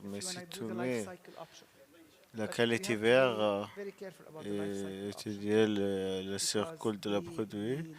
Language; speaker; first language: French; non-native, learner; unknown